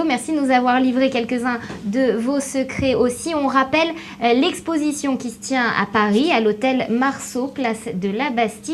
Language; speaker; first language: French; native; French